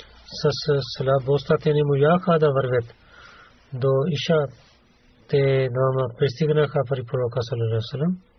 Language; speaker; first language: Bulgarian; non-native, learner; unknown